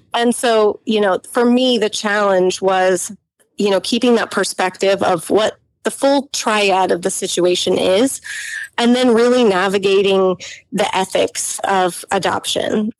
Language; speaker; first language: English; native; English